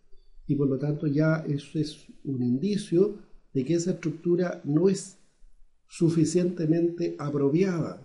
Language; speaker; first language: Spanish; native; Spanish